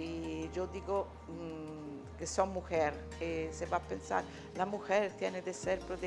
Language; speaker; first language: Spanish; non-native, learner; Italian